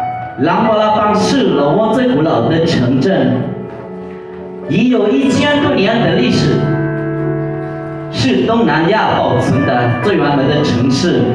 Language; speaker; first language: Chinese; non-native, learner; Lao